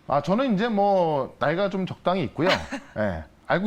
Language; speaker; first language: Korean; native; Korean